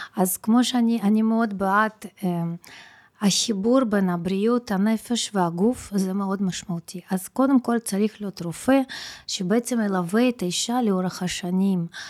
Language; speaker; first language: Hebrew; non-native, fluent; Russian